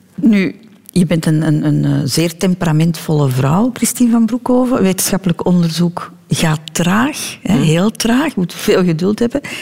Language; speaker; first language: Dutch; native; Dutch